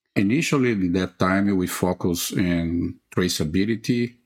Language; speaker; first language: English; non-native, fluent; Portuguese